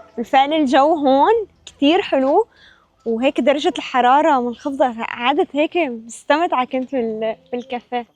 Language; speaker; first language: Arabic; native; Arabic